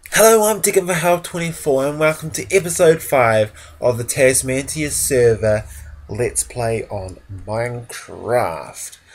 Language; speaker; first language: English; native; English